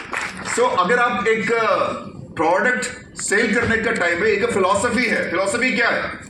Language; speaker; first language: Hindi; non-native, local second language; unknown